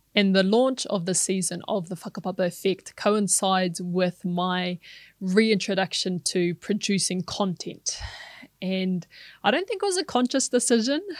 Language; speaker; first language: English; non-native, local second language; Māori